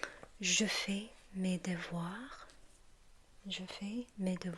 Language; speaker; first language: French; non-native, learner; English